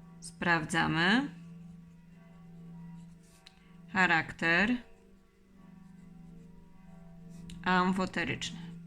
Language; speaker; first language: Polish; native; Polish